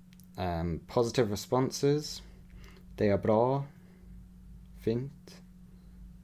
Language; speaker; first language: Swedish; non-native, learner; English